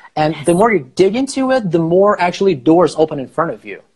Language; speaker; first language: English; non-native, fluent; Persian